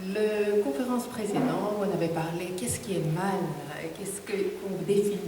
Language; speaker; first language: French; non-native, fluent; Korean